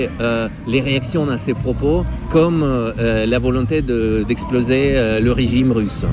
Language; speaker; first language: French; non-native, fluent; Russian